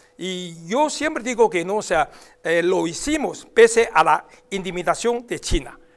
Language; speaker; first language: Spanish; non-native, fluent; Chinese